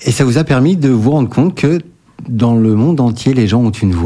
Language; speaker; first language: French; native; French